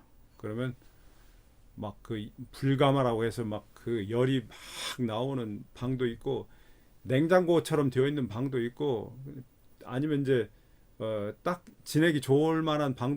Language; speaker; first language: Korean; native; Korean